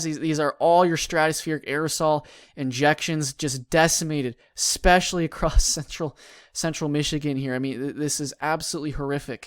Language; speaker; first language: English; native; English